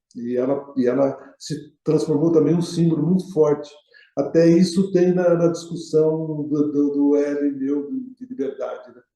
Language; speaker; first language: Portuguese; native; Portuguese